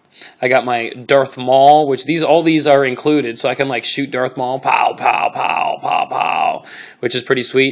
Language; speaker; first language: English; native; English